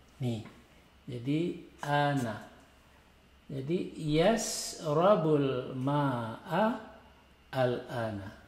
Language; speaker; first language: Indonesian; non-native, local second language; Achinese